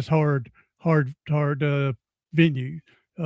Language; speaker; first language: English; native; English